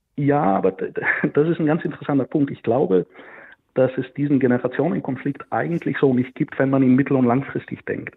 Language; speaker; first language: German; non-native, fluent; Bulgarian